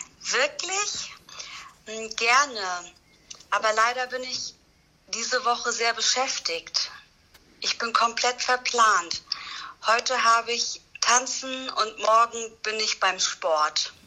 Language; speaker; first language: German; non-native, learner; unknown